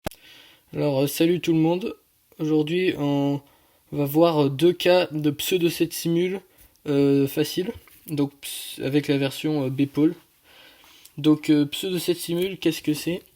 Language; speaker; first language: French; native; French